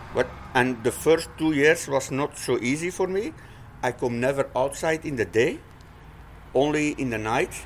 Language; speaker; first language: English; non-native, learner; Dutch